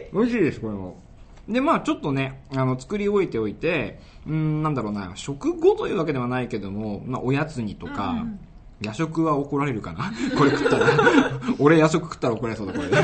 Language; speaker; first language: Japanese; native; Japanese